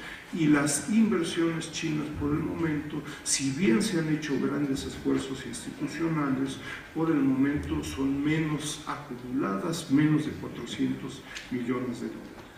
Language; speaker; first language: Spanish; native; Spanish